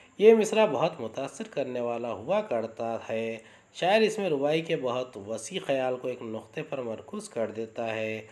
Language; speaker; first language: Urdu; native; Urdu